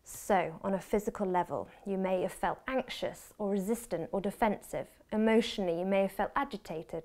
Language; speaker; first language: English; native; English